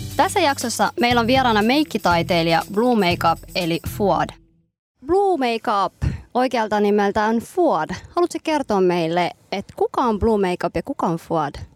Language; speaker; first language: Finnish; early bilingual, other home language; Somali